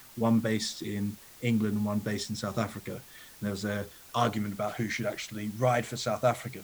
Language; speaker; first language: English; native; English